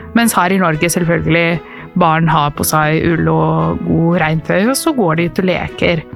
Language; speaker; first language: Norwegian; non-native, fluent; Serbian